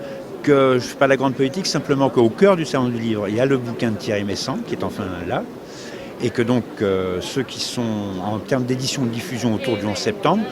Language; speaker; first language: French; native; French